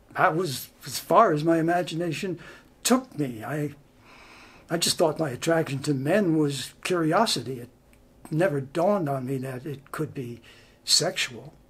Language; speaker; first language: English; native; English